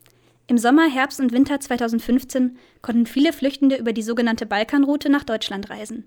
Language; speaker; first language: German; native; German